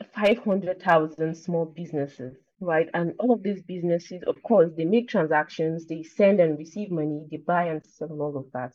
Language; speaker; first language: English; non-native, local second language; Igbo